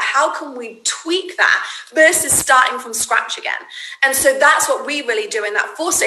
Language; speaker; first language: English; native; English